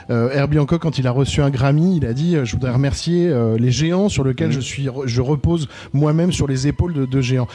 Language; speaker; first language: French; native; French